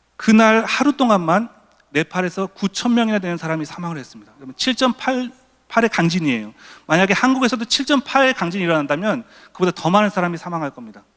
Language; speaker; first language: Korean; native; Korean